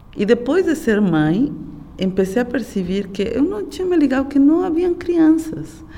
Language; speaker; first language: Portuguese; non-native, fluent; Spanish